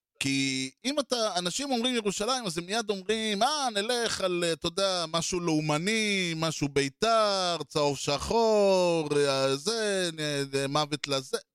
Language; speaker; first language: Hebrew; native; Hebrew